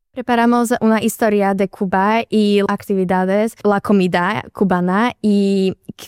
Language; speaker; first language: Spanish; non-native, learner; Slovak